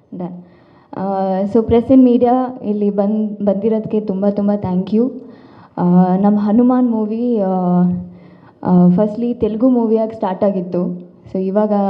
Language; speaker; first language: Kannada; non-native, local second language; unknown